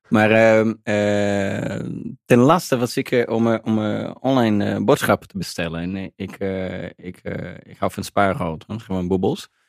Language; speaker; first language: Dutch; non-native, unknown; Portuguese